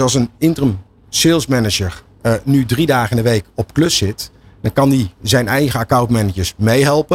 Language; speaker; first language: Dutch; native; Dutch